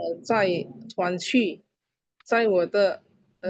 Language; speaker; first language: Chinese; non-native, learner; Indonesian